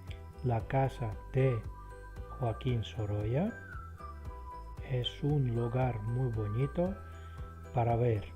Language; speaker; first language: Spanish; non-native, fluent; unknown